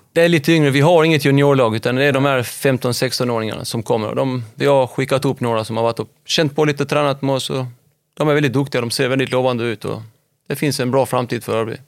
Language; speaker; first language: Swedish; early bilingual, other home language; Albanian